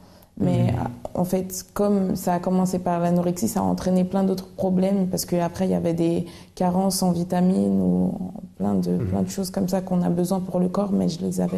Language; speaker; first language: French; native; French